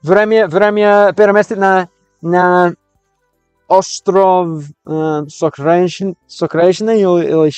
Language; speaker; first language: Russian; non-native, learner; English